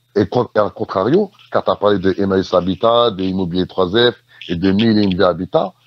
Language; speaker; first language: French; native; French